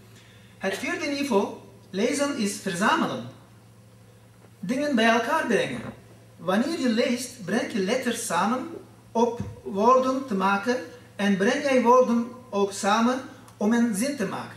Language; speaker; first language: Dutch; non-native, fluent; Turkish